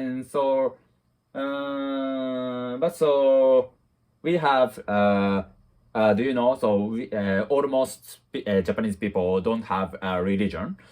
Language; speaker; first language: English; non-native, learner; Japanese